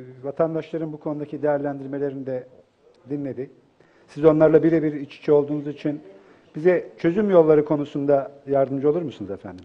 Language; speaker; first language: Turkish; native; Turkish